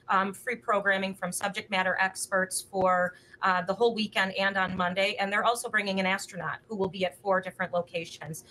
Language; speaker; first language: English; native; English